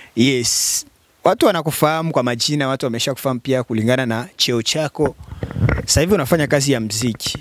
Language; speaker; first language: Swahili; native; Swahili